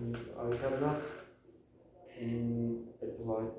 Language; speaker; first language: English; non-native, learner; Turkish